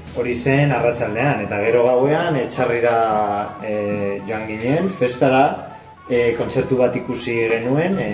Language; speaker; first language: Basque; non-native, local second language; Spanish